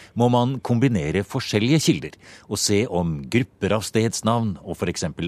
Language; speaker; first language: Norwegian; native; Norwegian